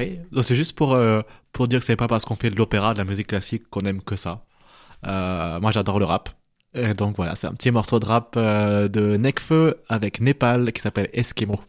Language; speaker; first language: French; native; French